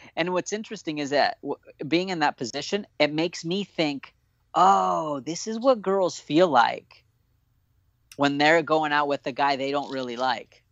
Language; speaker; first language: English; native; English